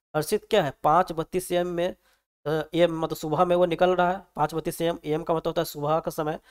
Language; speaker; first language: Hindi; native; Hindi